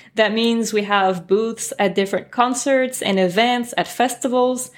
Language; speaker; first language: English; early bilingual, other home language; French